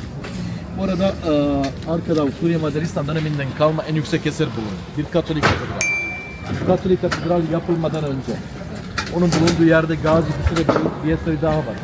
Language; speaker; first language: Turkish; native; Turkish